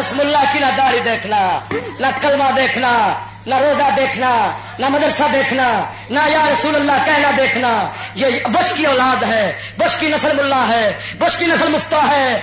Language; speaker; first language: Urdu; non-native, local second language; Punjabi